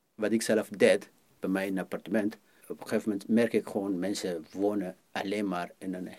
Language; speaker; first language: Dutch; non-native, fluent; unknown